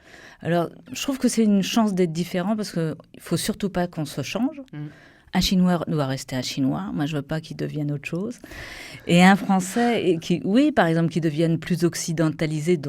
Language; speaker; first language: French; native; French